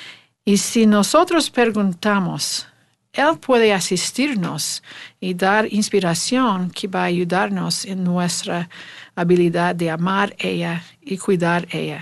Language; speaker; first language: Spanish; non-native, learner; English